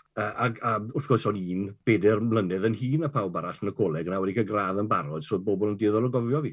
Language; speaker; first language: Welsh; native; Welsh